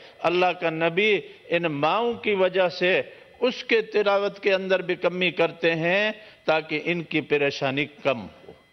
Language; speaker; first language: Urdu; non-native, local second language; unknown